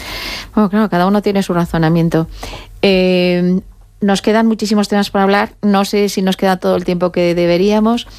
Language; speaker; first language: Spanish; native; Spanish